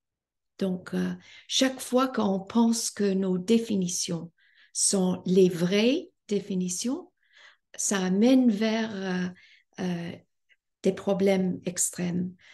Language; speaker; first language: French; non-native, fluent; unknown